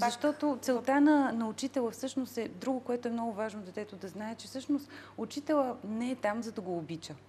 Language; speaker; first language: Bulgarian; native; Bulgarian